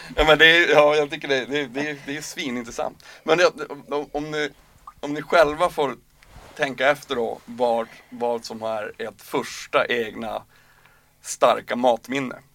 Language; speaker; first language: Swedish; native; Swedish